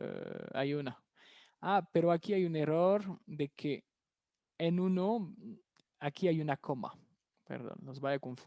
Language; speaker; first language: Spanish; non-native, fluent; French